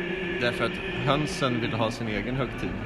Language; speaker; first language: Swedish; native; Swedish